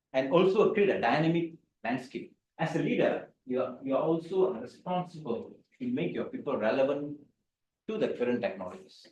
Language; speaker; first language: English; non-native, local second language; Tamil